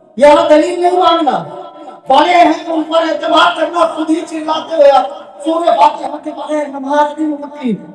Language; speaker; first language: Urdu; native; Urdu